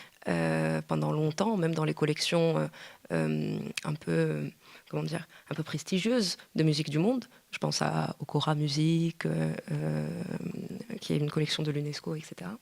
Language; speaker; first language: French; native; French